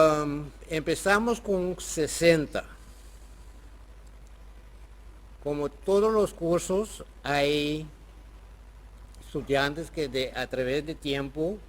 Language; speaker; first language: Spanish; non-native, fluent; Papiamento